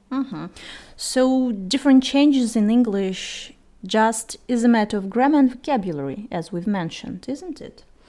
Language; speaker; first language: English; non-native, fluent; Russian